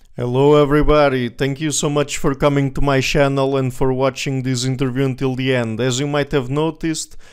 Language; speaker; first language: English; non-native, fluent; Portuguese